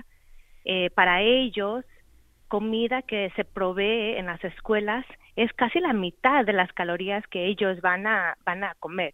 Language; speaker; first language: Spanish; native; Spanish